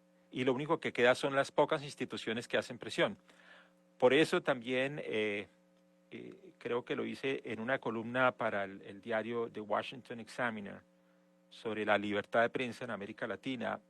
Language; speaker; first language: Spanish; native; Spanish